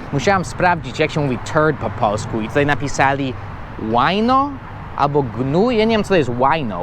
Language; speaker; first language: Polish; non-native, fluent; English